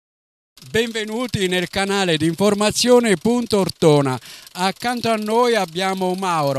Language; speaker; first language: Italian; native; Italian